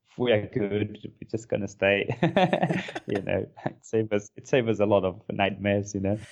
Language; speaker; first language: English; non-native, fluent; Portuguese